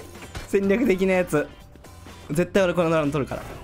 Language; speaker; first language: Japanese; native; Japanese